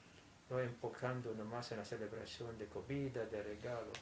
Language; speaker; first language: Spanish; non-native, fluent; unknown